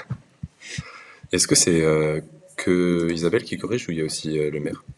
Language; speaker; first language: French; native; French